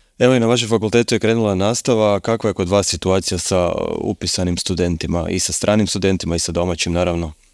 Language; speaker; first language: Croatian; native; Croatian